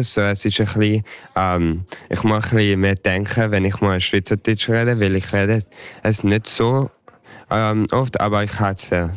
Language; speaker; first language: German; early bilingual, heritage; English